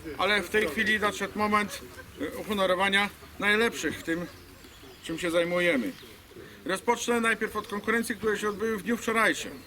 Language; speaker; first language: Polish; native; Polish